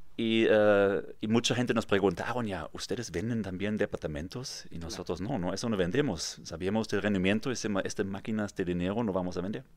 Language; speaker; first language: Spanish; non-native, fluent; German